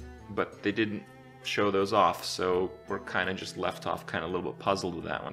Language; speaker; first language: English; non-native, fluent; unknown